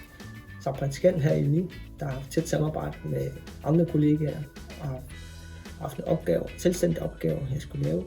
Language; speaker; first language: Danish; non-native, local second language; Kalaallisut